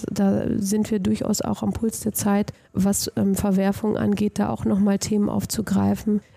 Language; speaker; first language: German; native; German